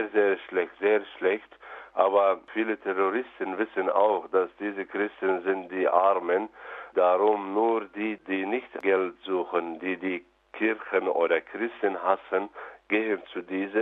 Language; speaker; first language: German; non-native, fluent; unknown